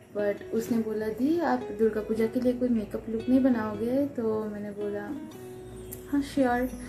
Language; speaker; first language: Hindi; non-native, local second language; Bangla